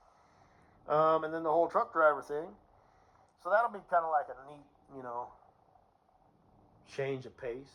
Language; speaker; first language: English; native; English